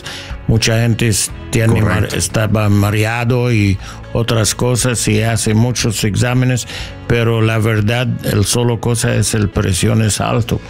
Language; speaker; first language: Spanish; non-native, learner; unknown